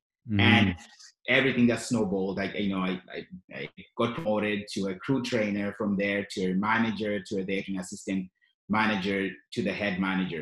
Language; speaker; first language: English; non-native, local second language; Shona